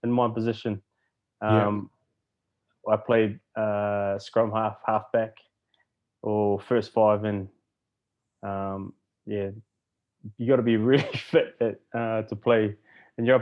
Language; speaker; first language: English; native; English